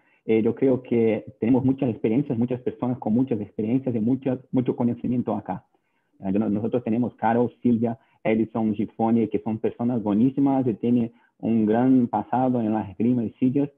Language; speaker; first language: Spanish; non-native, learner; Portuguese